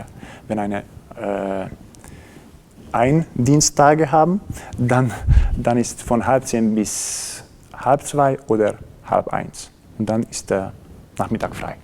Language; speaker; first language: German; non-native, fluent; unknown